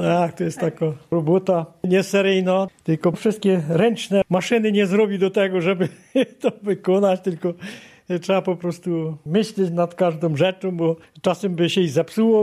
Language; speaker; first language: Polish; native; Polish